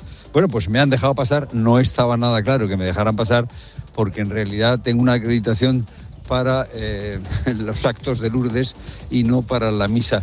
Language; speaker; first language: Spanish; native; Spanish